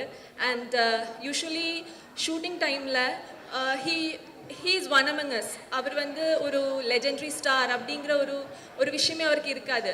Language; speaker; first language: Tamil; non-native, fluent; Malayalam